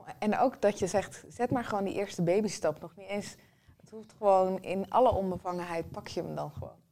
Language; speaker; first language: Dutch; native; Dutch